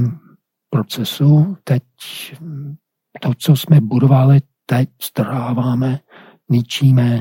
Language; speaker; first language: Czech; non-native, fluent; English